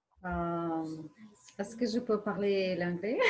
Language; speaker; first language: French; non-native, learner; Ukrainian